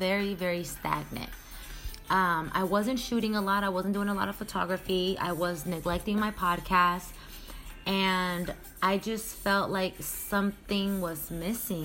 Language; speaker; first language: English; native; English